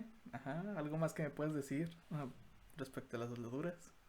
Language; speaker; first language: Spanish; native; Spanish